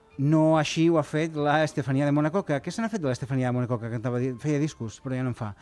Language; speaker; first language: Catalan; native; Catalan